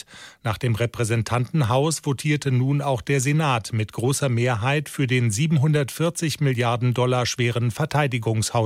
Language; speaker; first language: German; native; German